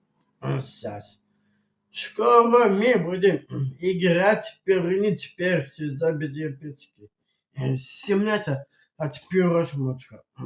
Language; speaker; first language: Russian; non-native, local second language; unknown